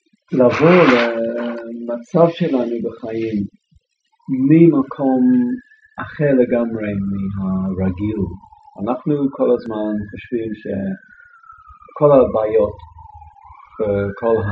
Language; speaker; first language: Hebrew; non-native, fluent; English